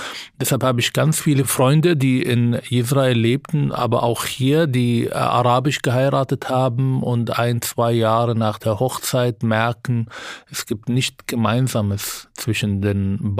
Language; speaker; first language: German; non-native, fluent; Arabic